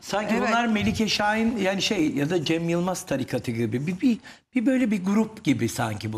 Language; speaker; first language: Turkish; native; Turkish